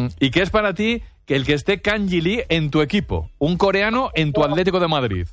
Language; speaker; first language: Spanish; native; Spanish